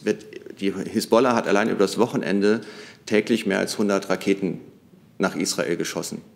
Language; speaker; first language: German; native; German